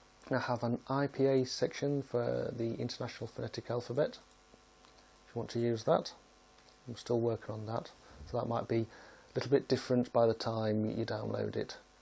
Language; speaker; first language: English; native; English